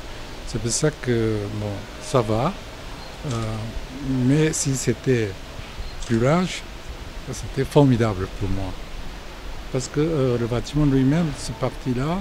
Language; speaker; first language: French; non-native, fluent; Japanese